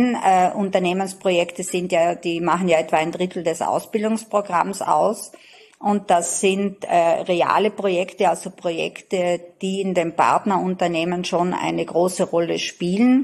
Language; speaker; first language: German; native; German